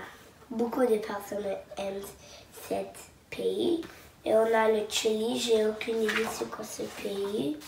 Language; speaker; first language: French; non-native, local second language; English